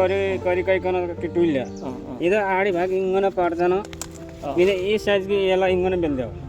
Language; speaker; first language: Malayalam; non-native, learner; Nepali